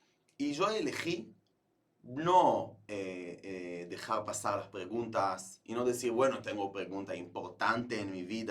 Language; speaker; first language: Spanish; non-native, fluent; Hebrew